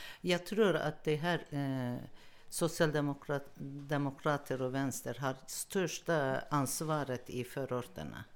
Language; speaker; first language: Swedish; non-native, learner; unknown